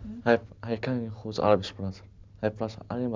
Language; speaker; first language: Dutch; non-native, learner; Arabic